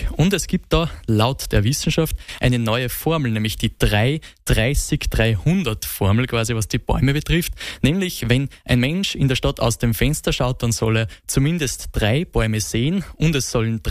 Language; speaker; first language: German; native; German